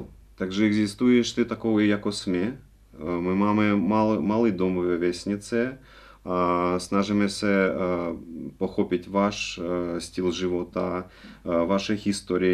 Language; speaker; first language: Czech; non-native, learner; Russian